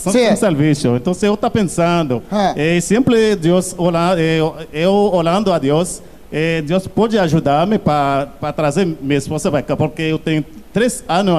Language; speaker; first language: Portuguese; non-native, learner; Haitian Creole